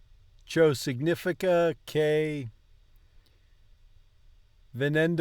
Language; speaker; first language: Italian; non-native, learner; English